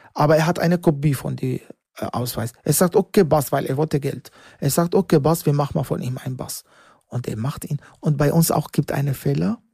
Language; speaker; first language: German; non-native, learner; Arabic